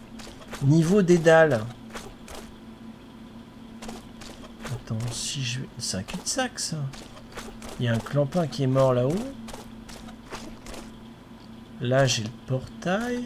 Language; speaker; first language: French; native; French